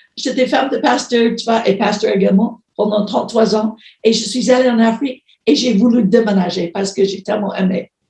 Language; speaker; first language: French; non-native, fluent; English